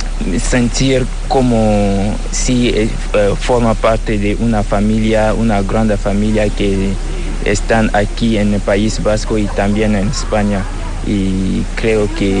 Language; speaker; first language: Spanish; non-native, learner; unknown